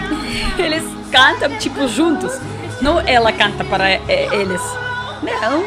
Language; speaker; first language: Portuguese; non-native, learner; Russian